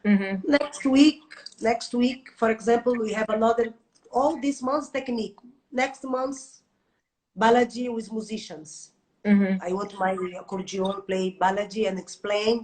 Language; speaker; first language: English; non-native, learner; Portuguese